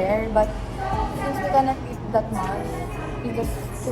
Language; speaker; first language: English; non-native, local second language; Filipino